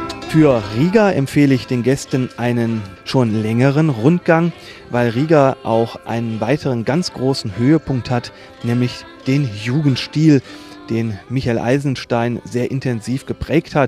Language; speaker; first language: German; native; German